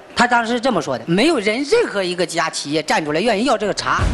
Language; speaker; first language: Chinese; native; Chinese